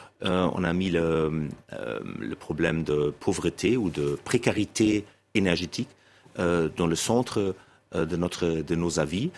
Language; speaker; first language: French; non-native, fluent; German